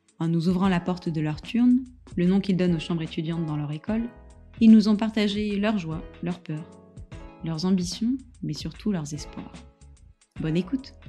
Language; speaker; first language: French; native; French